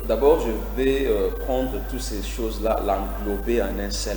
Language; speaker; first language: French; non-native, local second language; Lingala